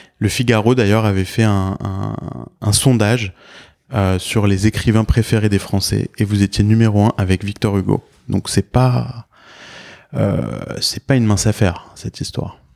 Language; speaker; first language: French; native; French